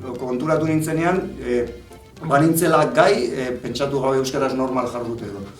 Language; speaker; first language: Basque; non-native, local second language; Spanish